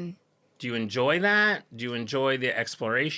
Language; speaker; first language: English; native; English